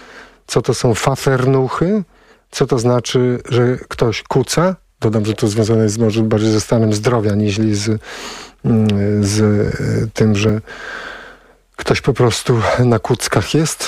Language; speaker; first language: Polish; native; Polish